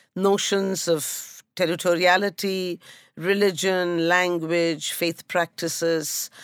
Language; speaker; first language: English; non-native, local second language; Bangla